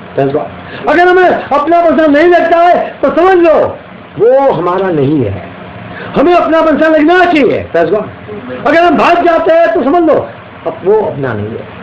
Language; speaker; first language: Hindi; non-native, local second language; Gujarati